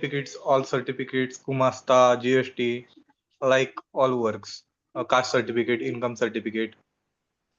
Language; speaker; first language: English; non-native, learner; Hindi